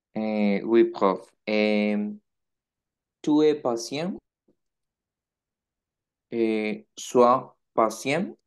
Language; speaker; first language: French; non-native, learner; Spanish